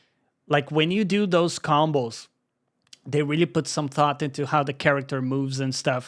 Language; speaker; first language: English; native; English